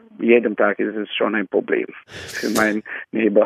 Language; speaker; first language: German; non-native, learner; Albanian